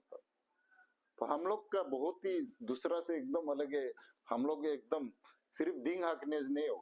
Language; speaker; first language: Hindi; non-native, local second language; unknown